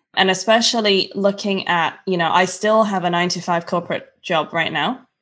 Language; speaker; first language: English; non-native, local second language; Cantonese